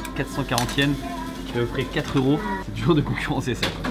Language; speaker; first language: French; native; French